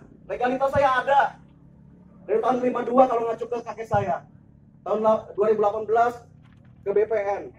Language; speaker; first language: Indonesian; native; Indonesian